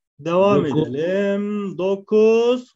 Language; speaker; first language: Turkish; non-native, fluent; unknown